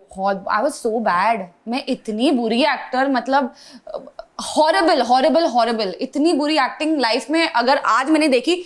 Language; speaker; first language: Hindi; non-native, local second language; English